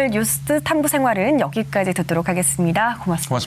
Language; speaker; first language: Korean; native; Korean